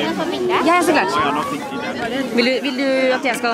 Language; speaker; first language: Norwegian; native; Norwegian